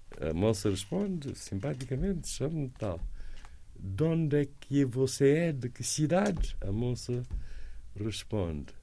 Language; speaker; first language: Portuguese; non-native, local second language; Kabuverdianu